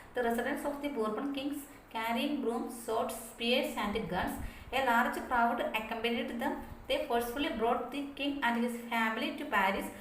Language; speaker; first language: English; non-native, local second language; Malayalam